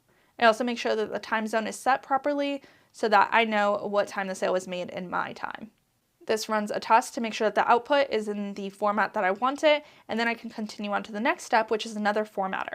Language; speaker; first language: English; native; English